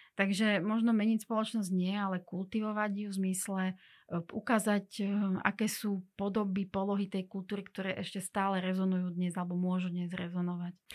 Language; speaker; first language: Slovak; non-native, local second language; Hungarian